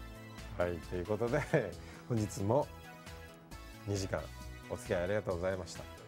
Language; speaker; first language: Japanese; native; Japanese